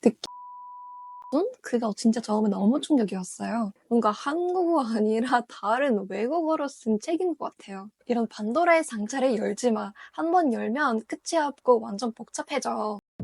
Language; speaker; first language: Korean; non-native, fluent; Russian